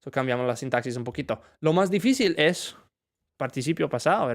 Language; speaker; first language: Spanish; non-native, fluent; English